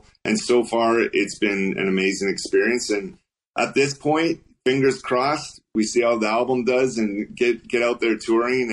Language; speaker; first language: English; native; English